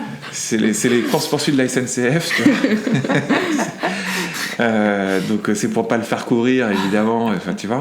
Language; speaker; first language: French; native; French